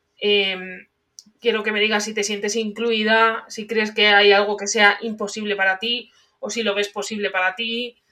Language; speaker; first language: Spanish; native; Spanish